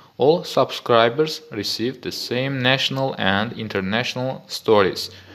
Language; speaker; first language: English; non-native, fluent; Azerbaijani